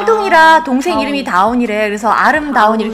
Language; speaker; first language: Korean; native; Korean